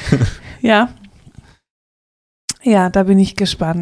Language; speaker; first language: German; native; German